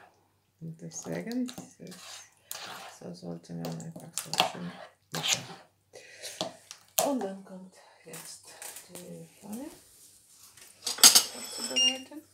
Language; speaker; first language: German; non-native, learner; Bulgarian